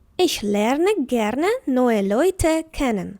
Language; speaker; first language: German; non-native, fluent; Ukrainian